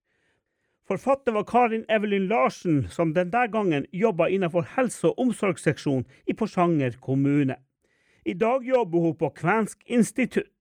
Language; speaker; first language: Norwegian; native; Norwegian